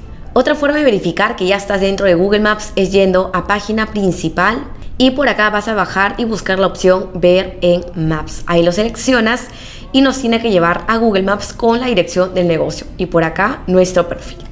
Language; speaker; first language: Spanish; native; Spanish